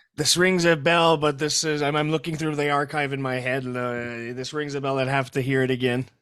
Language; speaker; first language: English; non-native, fluent; French